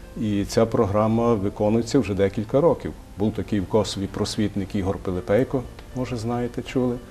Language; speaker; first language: Ukrainian; native; Ukrainian